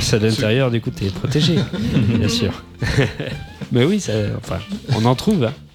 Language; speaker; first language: French; native; French